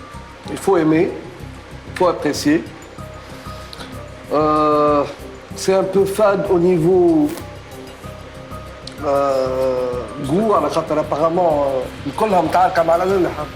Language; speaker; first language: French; non-native, local second language; Arabic